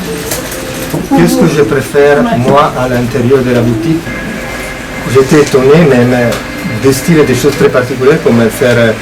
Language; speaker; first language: French; non-native, fluent; Italian